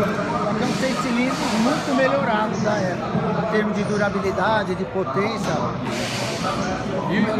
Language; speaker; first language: Portuguese; native; Portuguese